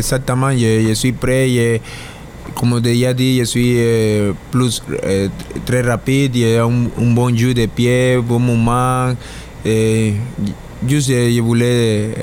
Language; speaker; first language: French; non-native, learner; Spanish